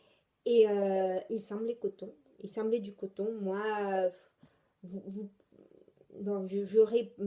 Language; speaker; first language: French; non-native, fluent; Italian